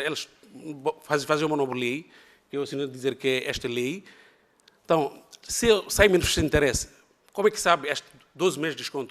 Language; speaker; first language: Portuguese; non-native, learner; Bangla